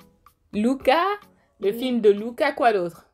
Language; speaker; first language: French; non-native, fluent; English